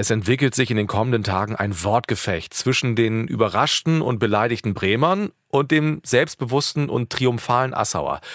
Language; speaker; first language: German; native; German